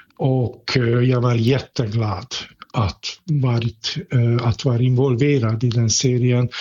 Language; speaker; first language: Swedish; non-native, fluent; Hungarian